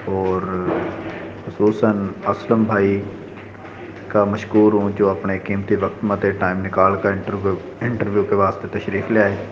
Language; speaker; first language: Urdu; non-native, local second language; Haryanvi